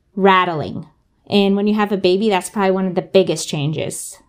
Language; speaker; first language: English; native; English